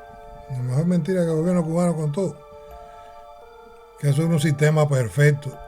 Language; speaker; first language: Spanish; native; Spanish